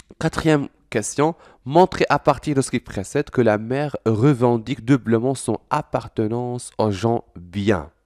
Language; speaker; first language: French; non-native, local second language; Arabic